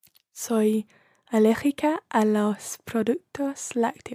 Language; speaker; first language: Spanish; non-native, learner; English